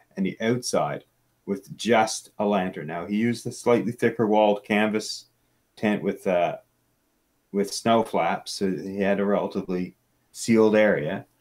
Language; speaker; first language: English; native; English